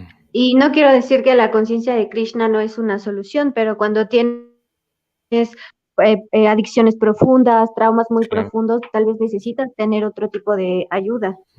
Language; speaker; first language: Spanish; native; Spanish